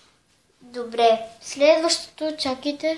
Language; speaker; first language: Bulgarian; early bilingual, heritage; Bulgarian